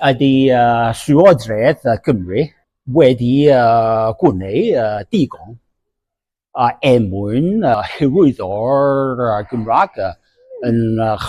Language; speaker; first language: Welsh; non-native, learner; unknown